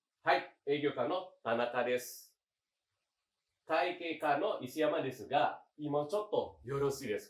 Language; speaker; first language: Japanese; non-native, fluent; Indonesian